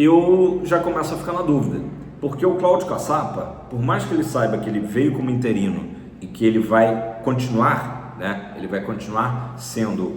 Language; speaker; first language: Portuguese; native; Portuguese